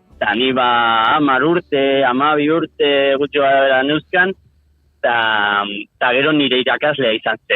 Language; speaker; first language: Basque; non-native, local second language; Spanish